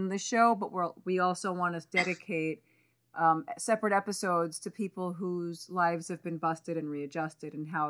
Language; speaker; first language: English; early bilingual, other home language; Spanish